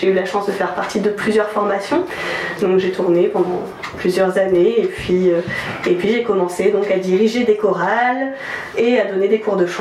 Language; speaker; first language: French; native; French